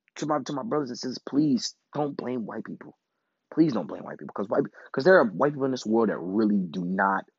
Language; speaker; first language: English; native; English